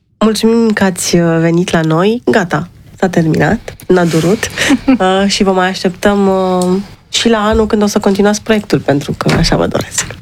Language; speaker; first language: Romanian; native; Romanian